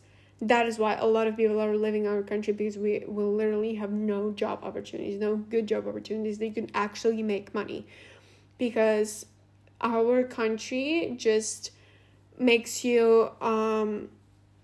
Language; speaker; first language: English; non-native, fluent; Russian